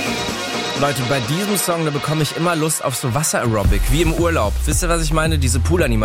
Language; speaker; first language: German; native; German